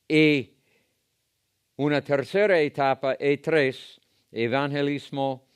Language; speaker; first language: Spanish; non-native, fluent; English